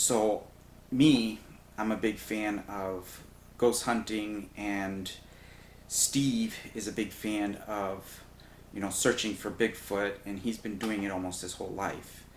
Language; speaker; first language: English; native; English